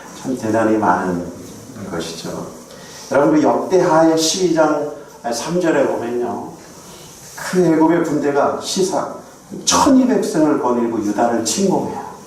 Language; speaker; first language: Korean; native; Korean